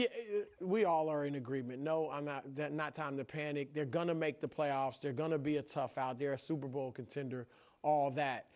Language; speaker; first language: English; native; English